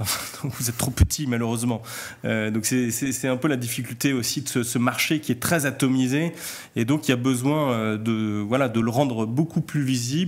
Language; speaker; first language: French; native; French